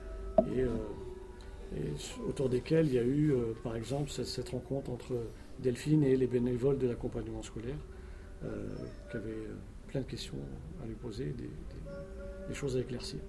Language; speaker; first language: French; native; French